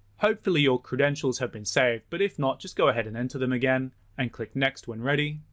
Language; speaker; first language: English; native; English